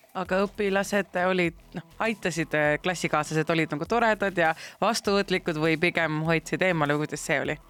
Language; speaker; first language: Estonian; native; Estonian